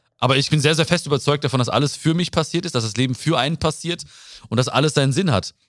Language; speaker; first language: German; early bilingual, other home language; Malayalam